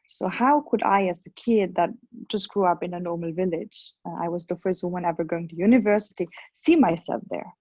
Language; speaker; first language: English; non-native, fluent; German